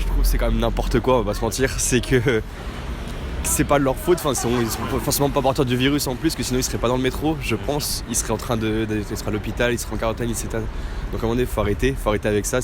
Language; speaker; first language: French; native; French